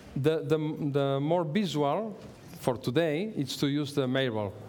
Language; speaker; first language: English; non-native, learner; Spanish